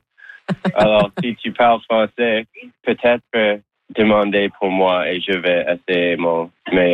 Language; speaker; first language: French; non-native, local second language; English